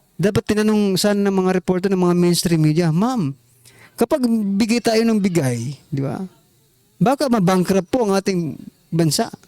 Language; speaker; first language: Filipino; non-native, local second language; Waray